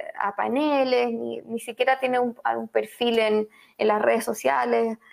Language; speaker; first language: Spanish; native; Spanish